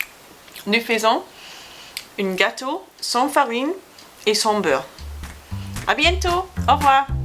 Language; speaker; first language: French; non-native, learner; English